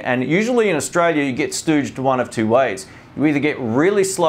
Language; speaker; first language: English; native; English